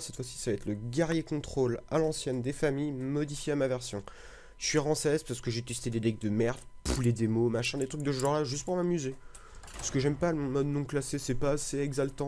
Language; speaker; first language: French; native; French